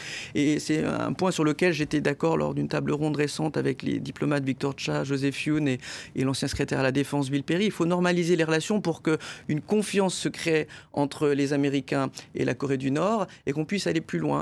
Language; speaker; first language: French; native; French